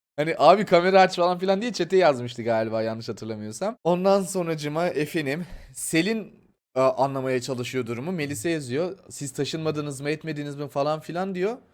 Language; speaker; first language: Turkish; native; Turkish